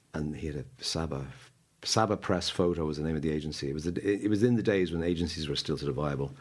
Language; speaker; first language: English; native; English